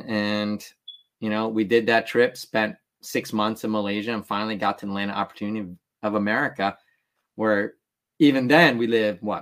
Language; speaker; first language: English; early bilingual, other home language; Vietnamese